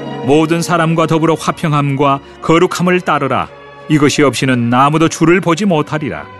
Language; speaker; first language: Korean; native; Korean